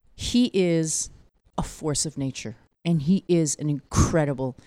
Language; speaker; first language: English; native; English